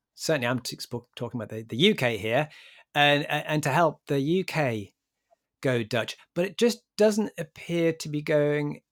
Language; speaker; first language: English; native; English